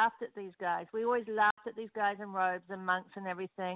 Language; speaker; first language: English; native; English